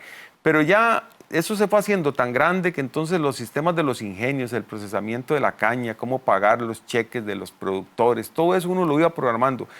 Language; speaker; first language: Spanish; native; Spanish